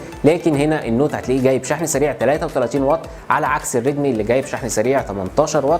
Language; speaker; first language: Arabic; native; Arabic